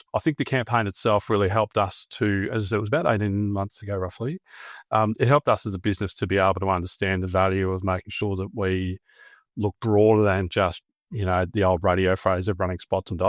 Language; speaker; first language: English; native; English